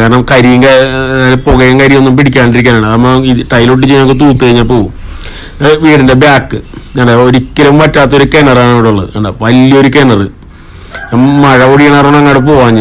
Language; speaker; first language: Malayalam; native; Malayalam